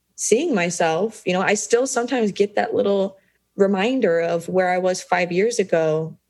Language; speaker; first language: English; native; English